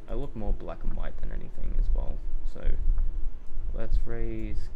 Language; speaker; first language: English; native; English